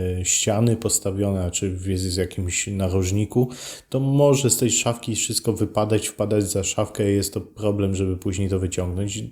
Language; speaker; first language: Polish; native; Polish